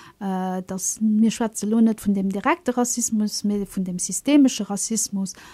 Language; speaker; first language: Luxembourgish; early bilingual, other home language; Kabuverdianu